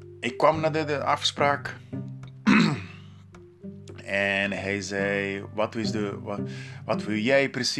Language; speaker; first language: Dutch; non-native, learner; Portuguese